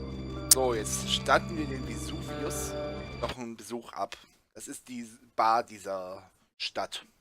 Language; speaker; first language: German; native; German